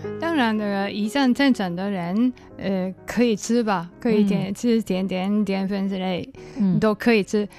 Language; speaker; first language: Chinese; non-native, learner; Japanese